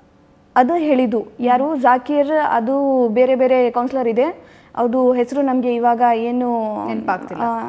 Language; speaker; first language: Kannada; non-native, local second language; Urdu